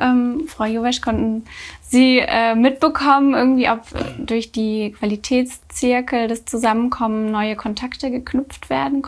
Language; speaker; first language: German; native; German